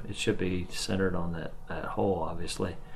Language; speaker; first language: English; native; English